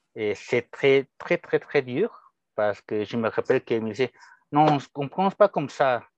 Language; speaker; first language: French; non-native, fluent; Spanish